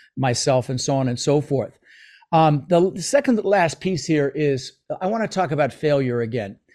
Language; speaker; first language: English; early bilingual, other home language; Dutch